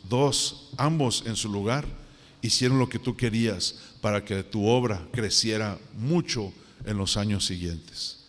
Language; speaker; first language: Spanish; native; Spanish